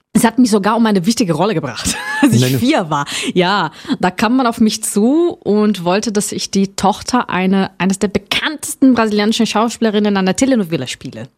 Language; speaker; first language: German; non-native, fluent; Portuguese